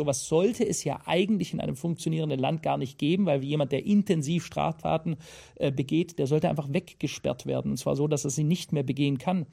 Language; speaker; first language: German; native; German